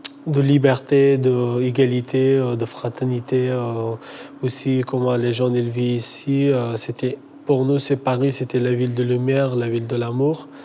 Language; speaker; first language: French; non-native, fluent; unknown